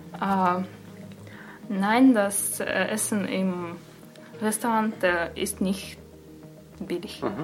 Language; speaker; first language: German; non-native, learner; Russian